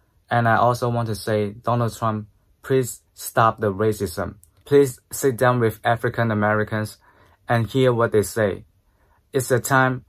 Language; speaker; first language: English; non-native, fluent; Chinese